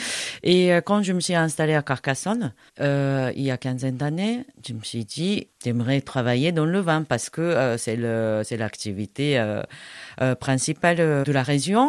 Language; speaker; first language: French; non-native, fluent; Japanese